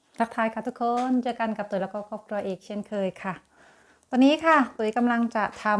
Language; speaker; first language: Thai; native; Thai